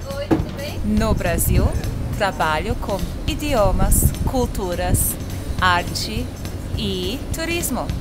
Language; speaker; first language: Portuguese; non-native, fluent; German